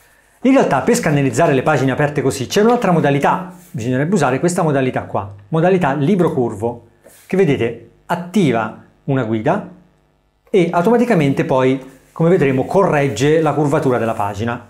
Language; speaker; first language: Italian; native; Italian